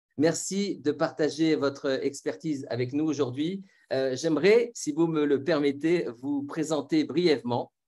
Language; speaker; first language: French; native; French